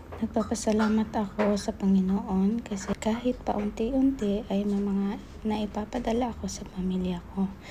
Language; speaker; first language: Filipino; native; Filipino